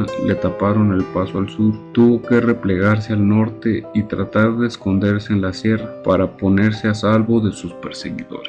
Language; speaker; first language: Spanish; native; Spanish